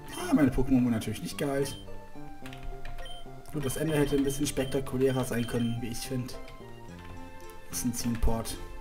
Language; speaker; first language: German; native; German